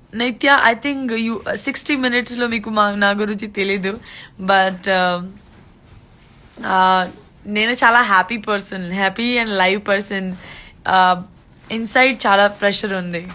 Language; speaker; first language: Telugu; non-native, learner; Gujarati